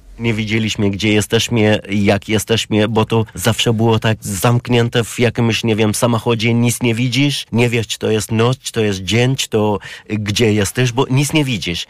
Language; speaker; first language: Polish; non-native, learner; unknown